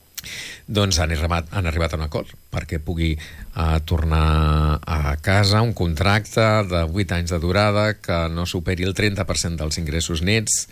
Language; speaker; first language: Catalan; native; Catalan